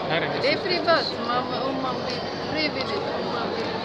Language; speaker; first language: Swedish; non-native, learner; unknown